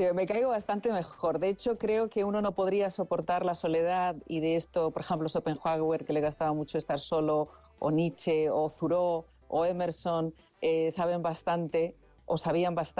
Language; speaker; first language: Spanish; native; Spanish